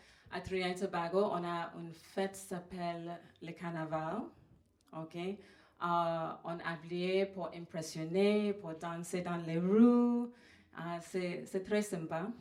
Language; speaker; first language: French; non-native, fluent; English